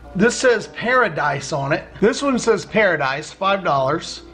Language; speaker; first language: English; native; English